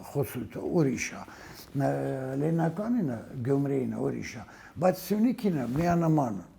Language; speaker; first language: Armenian; native; Armenian